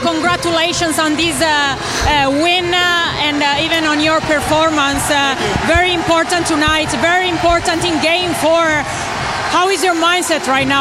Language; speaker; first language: English; non-native, fluent; Italian